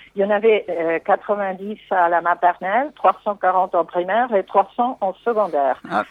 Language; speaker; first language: French; non-native, fluent; Spanish